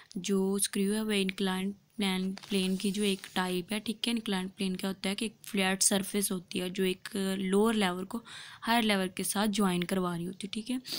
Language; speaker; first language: Urdu; non-native, local second language; Punjabi